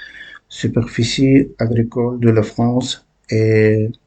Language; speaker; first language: French; non-native, learner; Uzbek